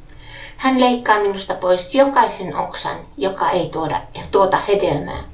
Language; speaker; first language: Finnish; native; Finnish